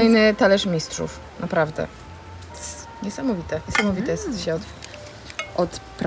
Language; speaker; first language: Polish; native; Polish